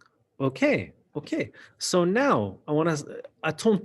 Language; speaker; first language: French; non-native, fluent; English